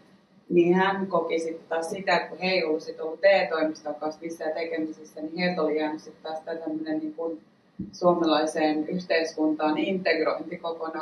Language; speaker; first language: Finnish; native; Finnish